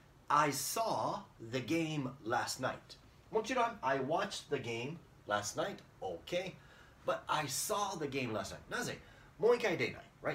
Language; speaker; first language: English; native; English